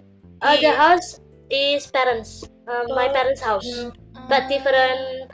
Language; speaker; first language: English; non-native, learner; Indonesian